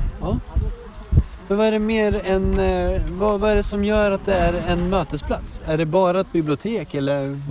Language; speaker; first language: Swedish; native; Swedish